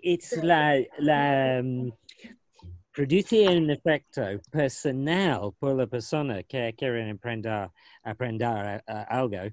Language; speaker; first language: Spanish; non-native, learner; English